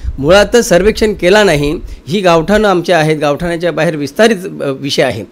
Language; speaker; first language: Marathi; native; Marathi